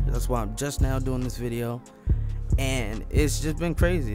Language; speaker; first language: English; native; English